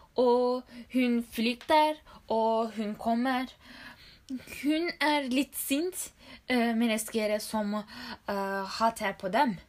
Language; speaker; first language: Norwegian; non-native, learner; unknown